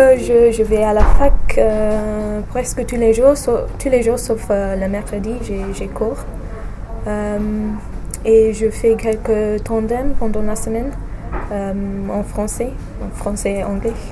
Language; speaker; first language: French; non-native, fluent; English